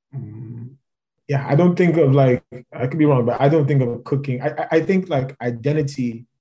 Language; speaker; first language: English; non-native, local second language; Yoruba